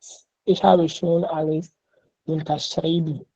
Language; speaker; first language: German; non-native, learner; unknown